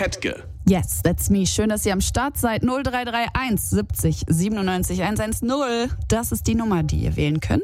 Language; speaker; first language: German; native; German